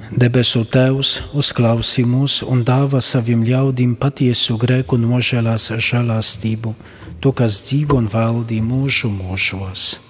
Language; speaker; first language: Latvian; non-native, fluent; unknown